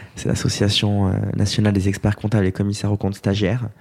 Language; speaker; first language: French; native; French